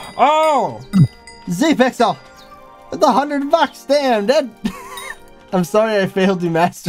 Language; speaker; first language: English; native; English